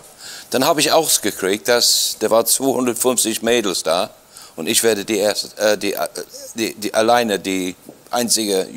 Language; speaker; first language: German; non-native, fluent; English